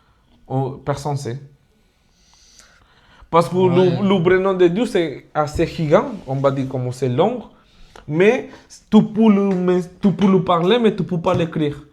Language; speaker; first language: French; non-native, fluent; Spanish